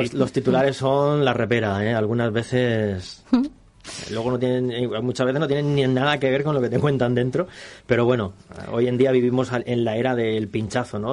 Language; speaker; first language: Spanish; native; Spanish